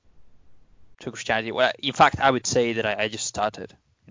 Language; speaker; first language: English; non-native, fluent; Spanish